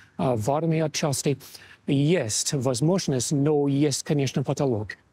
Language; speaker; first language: Russian; non-native, fluent; English